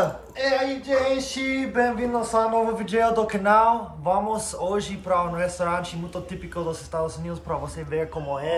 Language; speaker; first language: Portuguese; non-native, learner; English